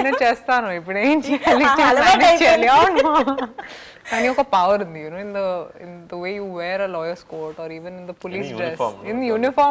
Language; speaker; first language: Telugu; non-native, local second language; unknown